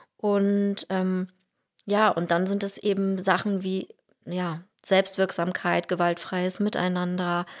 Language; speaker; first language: German; early bilingual, heritage; Russian